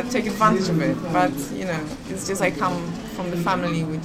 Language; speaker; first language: English; non-native, fluent; Polish